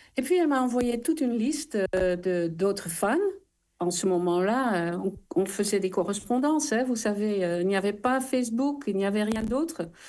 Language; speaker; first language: French; non-native, fluent; Dutch